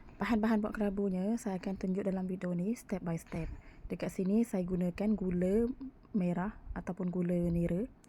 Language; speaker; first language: Malay; native; Malay